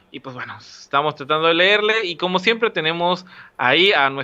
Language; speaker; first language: Spanish; native; Spanish